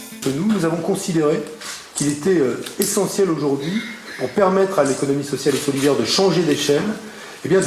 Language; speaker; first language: French; native; French